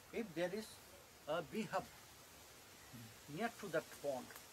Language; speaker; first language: English; non-native, local second language; Bangla